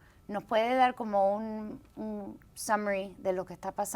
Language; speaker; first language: Spanish; early bilingual, heritage; Spanish